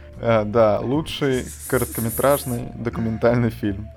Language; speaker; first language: Russian; native; Russian